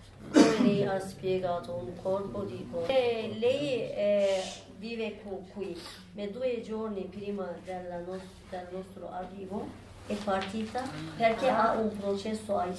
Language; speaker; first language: Italian; non-native, learner; Turkish